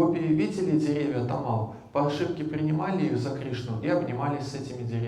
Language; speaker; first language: Russian; native; Russian